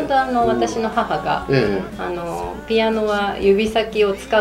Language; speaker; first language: Japanese; native; Japanese